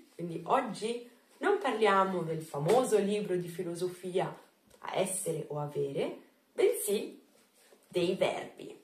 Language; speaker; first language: German; non-native, fluent; Italian